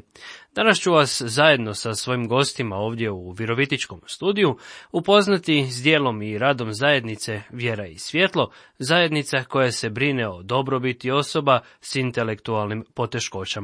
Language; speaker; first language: Serbian; native; Serbian